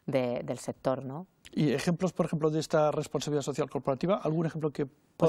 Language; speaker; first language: Spanish; non-native, local second language; Catalan